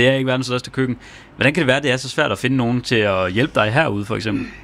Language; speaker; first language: Danish; native; Danish